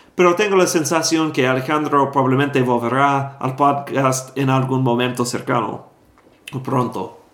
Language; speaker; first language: Spanish; non-native, fluent; English